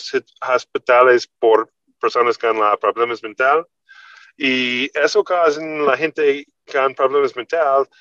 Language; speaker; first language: Spanish; non-native, learner; English